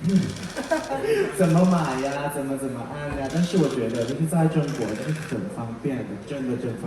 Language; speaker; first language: Chinese; non-native, fluent; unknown